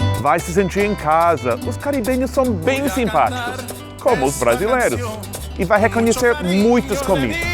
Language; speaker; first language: Portuguese; non-native, fluent; English